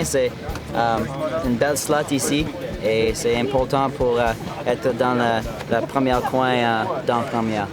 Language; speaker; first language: French; non-native, learner; English